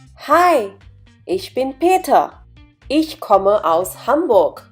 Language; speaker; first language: German; non-native, fluent; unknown